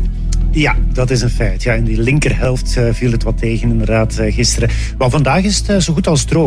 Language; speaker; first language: Dutch; native; Dutch